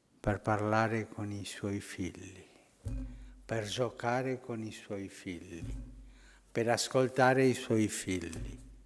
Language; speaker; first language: Italian; early bilingual, heritage; Spanish